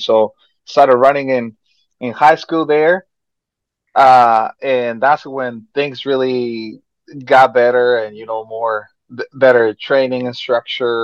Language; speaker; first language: English; non-native, fluent; Spanish